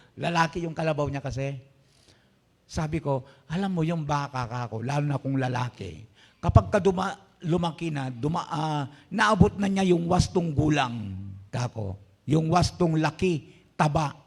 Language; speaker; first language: Filipino; non-native, local second language; Pampanga